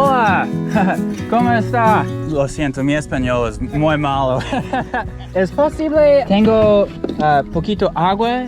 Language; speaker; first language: Spanish; non-native, learner; English